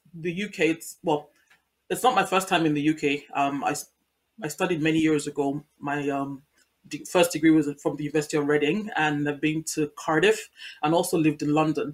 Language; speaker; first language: English; non-native, local second language; Yoruba